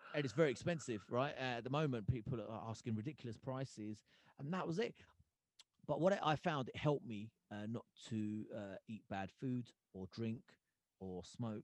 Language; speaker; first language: English; early bilingual, other home language; Punjabi